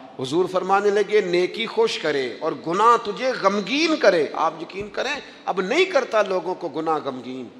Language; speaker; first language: Urdu; non-native, local second language; Punjabi